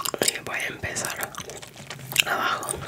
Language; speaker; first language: Spanish; non-native, fluent; English